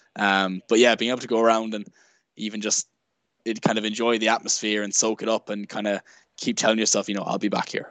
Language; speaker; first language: English; native; English